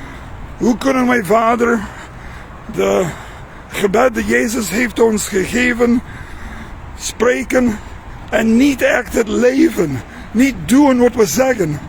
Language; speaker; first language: Dutch; non-native, fluent; English